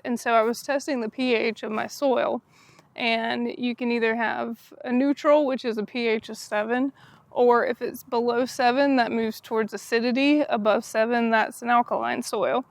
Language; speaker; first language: English; native; English